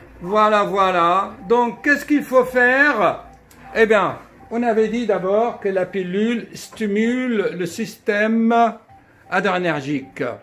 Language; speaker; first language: French; native; French